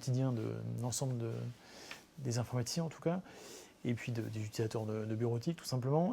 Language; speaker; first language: French; native; French